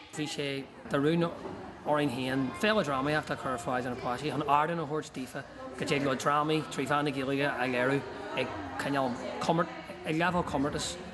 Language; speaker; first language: Irish; non-native, local second language; English